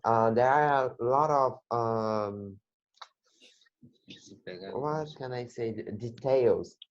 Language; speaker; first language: English; non-native, learner; Portuguese